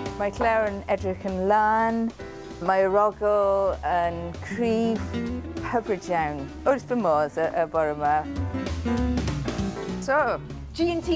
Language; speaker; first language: Welsh; non-native, learner; English